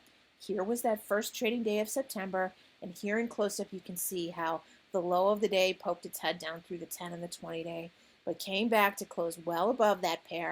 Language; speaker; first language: English; native; English